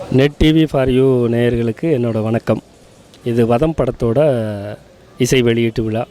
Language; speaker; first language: Tamil; native; Tamil